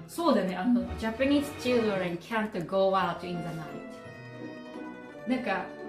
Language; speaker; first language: English; non-native, learner; Japanese